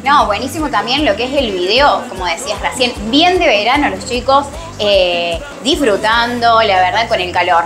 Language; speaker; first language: Spanish; native; Spanish